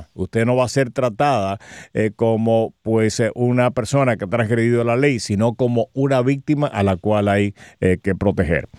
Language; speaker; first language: Spanish; native; Spanish